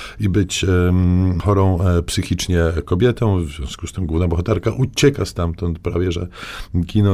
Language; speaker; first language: Polish; native; Polish